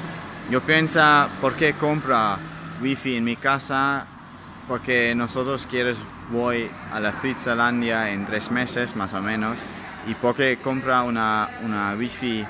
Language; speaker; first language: Spanish; non-native, learner; German